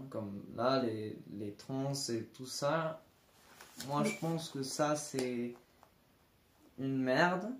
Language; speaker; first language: French; non-native, learner; Spanish